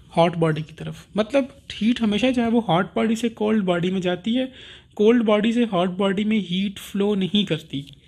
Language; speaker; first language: Urdu; non-native, local second language; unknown